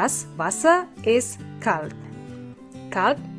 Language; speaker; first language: German; non-native, fluent; Indonesian